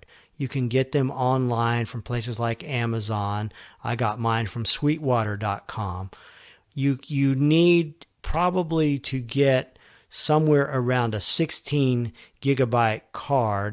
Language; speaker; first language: English; native; English